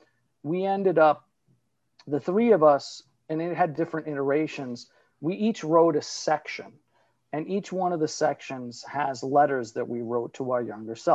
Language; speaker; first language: English; early bilingual, other home language; Italian